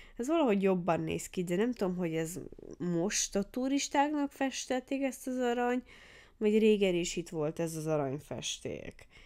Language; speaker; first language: Hungarian; early bilingual, heritage; Hungarian